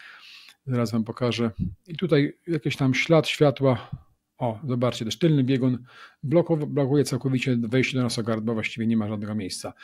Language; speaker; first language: Polish; native; Polish